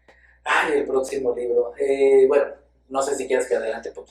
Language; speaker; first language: Spanish; native; Spanish